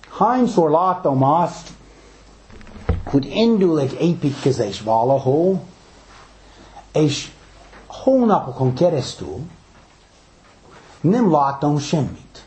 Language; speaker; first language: Hungarian; non-native, fluent; English